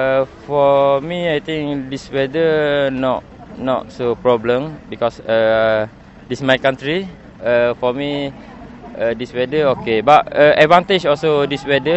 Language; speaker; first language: English; non-native, learner; Malay